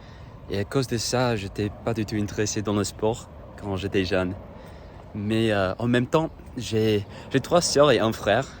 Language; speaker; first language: French; non-native, fluent; English